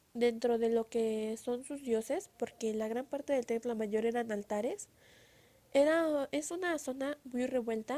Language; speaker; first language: Spanish; native; Spanish